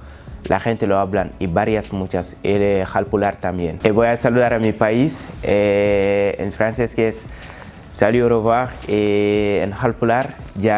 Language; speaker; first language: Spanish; non-native, learner; Wolof